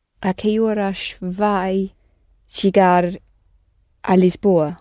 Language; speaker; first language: Portuguese; non-native, learner; English